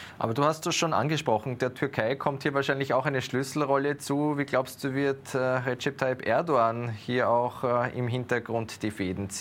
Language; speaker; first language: German; native; German